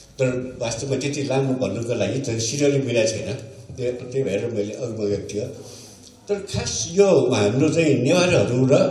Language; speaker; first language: Nepali; non-native, local second language; Newari